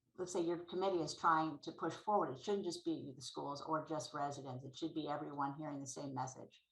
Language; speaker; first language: English; native; English